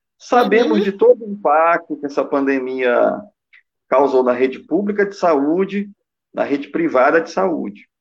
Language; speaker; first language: Portuguese; native; Portuguese